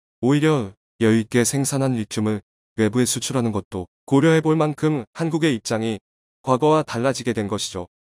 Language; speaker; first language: Korean; native; Korean